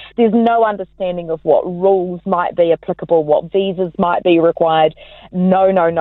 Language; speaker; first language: English; native; English